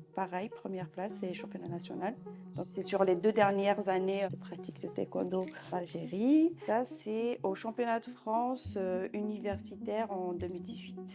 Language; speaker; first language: French; non-native, local second language; Kabyle